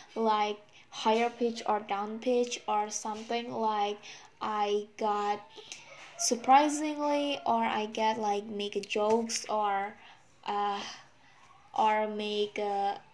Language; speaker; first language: English; non-native, learner; Indonesian